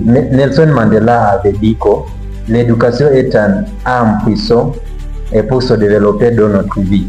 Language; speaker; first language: French; non-native, learner; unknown